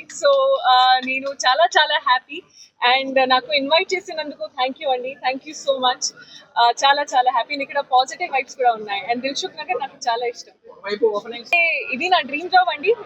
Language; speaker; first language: Telugu; non-native, fluent; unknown